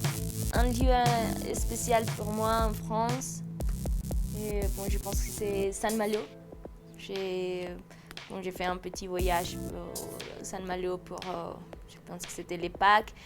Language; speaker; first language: French; non-native, fluent; Spanish